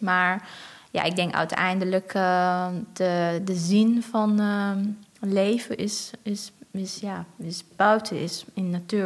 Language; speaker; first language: Dutch; non-native, fluent; Persian